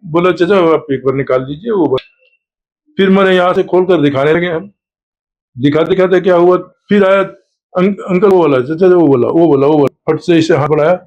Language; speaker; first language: Hindi; native; Hindi